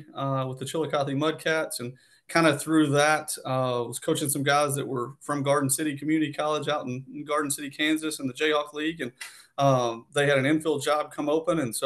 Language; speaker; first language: English; native; English